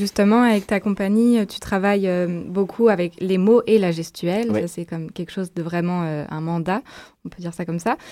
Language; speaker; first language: French; native; French